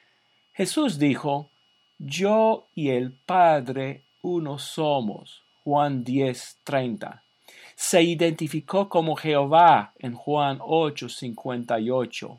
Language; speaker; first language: Spanish; non-native, fluent; English